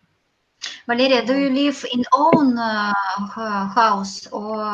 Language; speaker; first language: English; non-native, learner; Russian